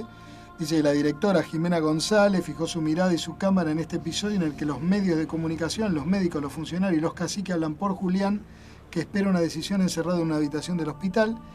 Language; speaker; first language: Spanish; native; Spanish